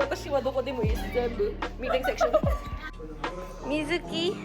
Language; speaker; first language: Japanese; early bilingual, other home language; Filipino